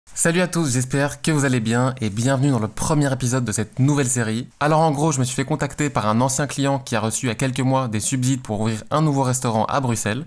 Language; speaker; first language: French; native; French